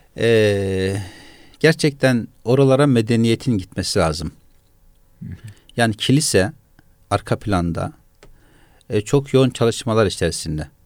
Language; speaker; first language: Turkish; native; Turkish